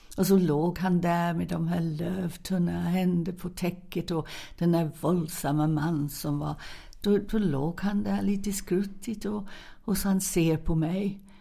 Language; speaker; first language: Swedish; non-native, fluent; English